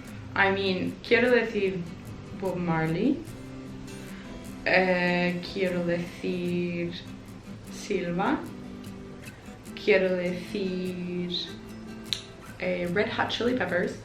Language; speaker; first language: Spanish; non-native, fluent; English